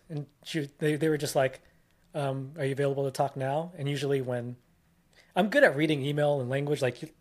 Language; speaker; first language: English; early bilingual, other home language; Filipino